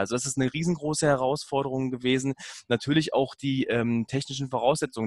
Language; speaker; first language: German; native; German